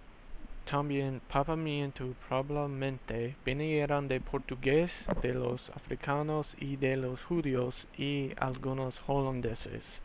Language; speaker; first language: Spanish; non-native, learner; English